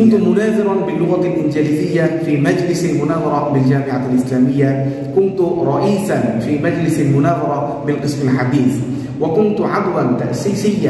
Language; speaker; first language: Arabic; non-native, fluent; Bangla